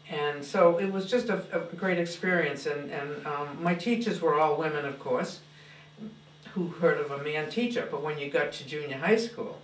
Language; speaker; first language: English; native; English